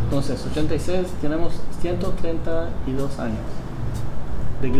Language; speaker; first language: Spanish; non-native, fluent; Hebrew